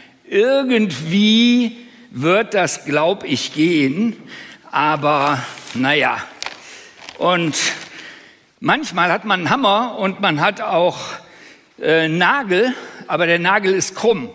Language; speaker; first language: German; native; German